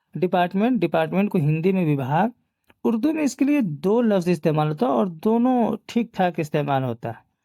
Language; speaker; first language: Urdu; native; Urdu